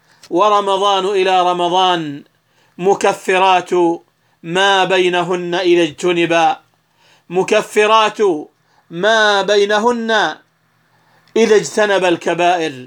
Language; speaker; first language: Arabic; native; Arabic